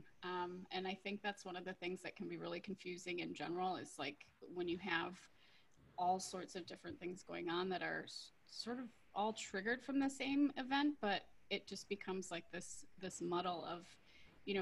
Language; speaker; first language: English; native; English